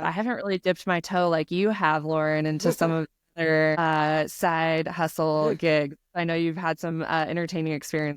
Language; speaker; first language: English; native; English